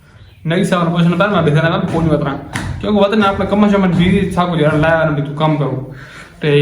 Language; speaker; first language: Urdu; non-native, local second language; Saraiki